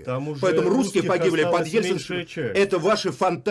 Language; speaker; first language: Russian; native; Russian